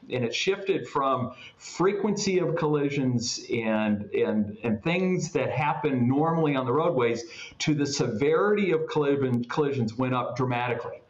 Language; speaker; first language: English; native; English